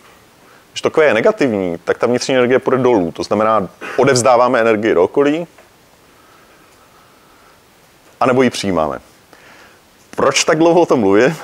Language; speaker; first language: Czech; native; Czech